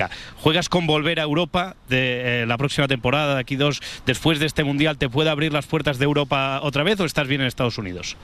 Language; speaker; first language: Spanish; native; Spanish